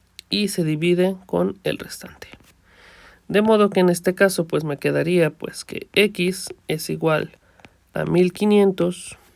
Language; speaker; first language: Spanish; native; Spanish